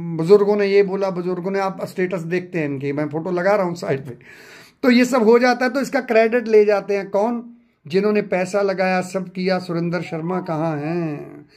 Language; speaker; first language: Hindi; non-native, local second language; Punjabi